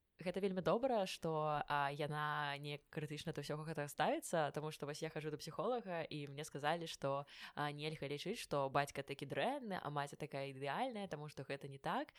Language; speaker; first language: Belarusian; non-native, local second language; Russian